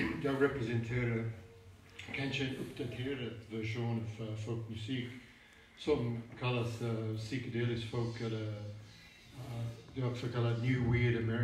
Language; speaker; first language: Swedish; non-native, fluent; English